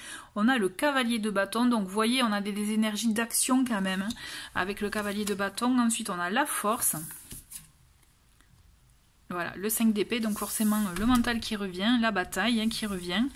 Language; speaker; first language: French; native; French